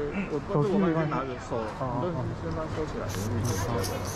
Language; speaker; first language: Chinese; native; Chinese